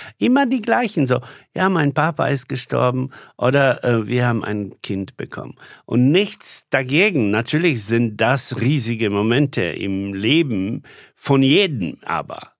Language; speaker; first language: German; non-native, fluent; Polish